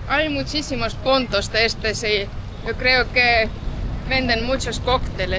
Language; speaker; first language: Spanish; non-native, fluent; Estonian